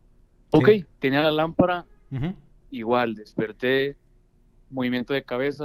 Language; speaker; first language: Spanish; native; Spanish